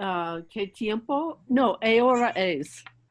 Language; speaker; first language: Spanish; non-native, learner; English